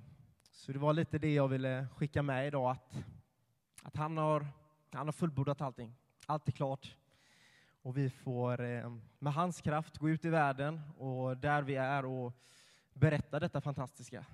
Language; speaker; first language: Swedish; native; Swedish